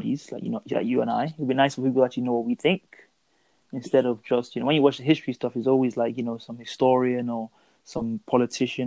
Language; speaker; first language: English; non-native, local second language; Yoruba